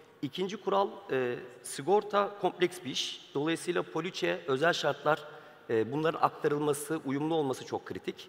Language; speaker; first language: Turkish; native; Turkish